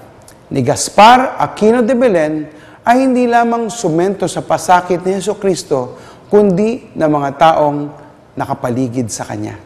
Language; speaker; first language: Filipino; native; Filipino